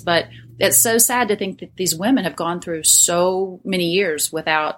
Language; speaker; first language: English; native; English